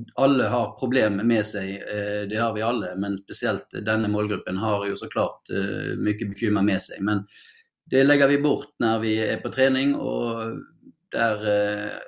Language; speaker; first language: Swedish; non-native, fluent; Norwegian